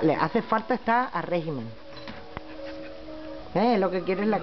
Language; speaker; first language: Spanish; native; Spanish